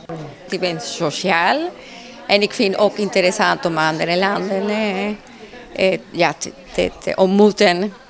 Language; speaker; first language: Dutch; non-native, fluent; Spanish